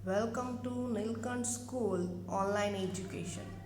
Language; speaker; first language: English; non-native, local second language; Gujarati